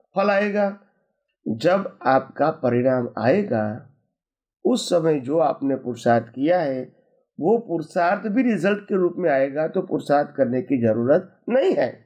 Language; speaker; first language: Hindi; non-native, local second language; Gujarati